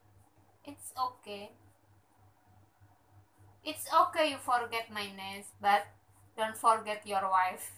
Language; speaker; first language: English; non-native, learner; Indonesian